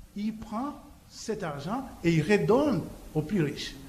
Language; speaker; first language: French; non-native, local second language; Lingala